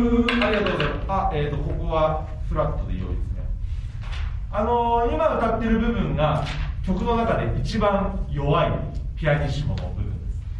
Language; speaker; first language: Japanese; native; Japanese